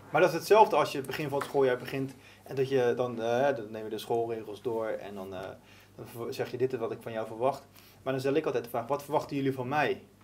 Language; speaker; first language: Dutch; native; Dutch